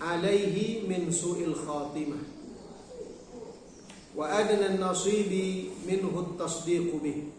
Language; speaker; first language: Arabic; non-native, fluent; Indonesian